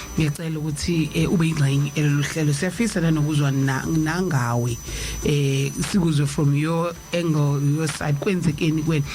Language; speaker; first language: Zulu; native; Zulu